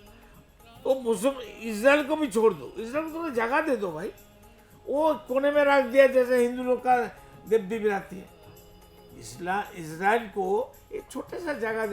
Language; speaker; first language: Hindi; non-native, local second language; Bangla